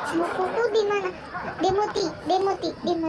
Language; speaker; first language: Vietnamese; non-native, learner; Indonesian